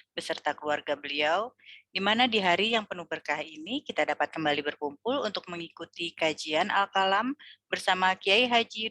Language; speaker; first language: Indonesian; native; Indonesian